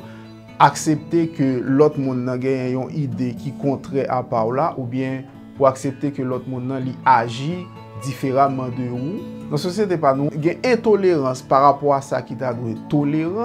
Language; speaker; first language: French; non-native, learner; Haitian Creole